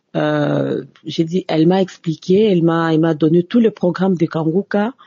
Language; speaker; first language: French; non-native, local second language; Lingala